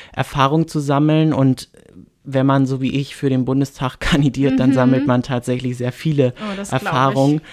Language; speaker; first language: German; native; German